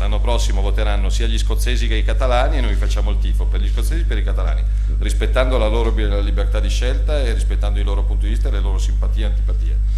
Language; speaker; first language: Italian; native; Italian